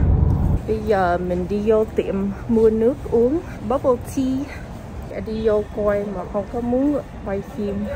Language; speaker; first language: Vietnamese; early bilingual, heritage; Vietnamese